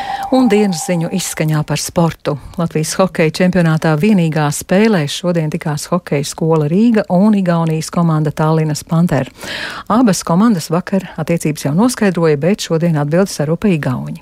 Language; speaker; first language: Latvian; native; Latvian